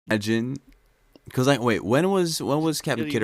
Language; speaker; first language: English; native; English